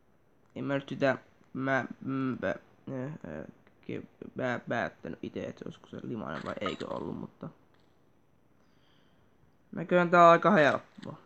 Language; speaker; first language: Finnish; native; Finnish